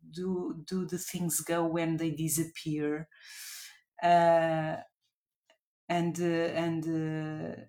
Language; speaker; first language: English; non-native, fluent; Portuguese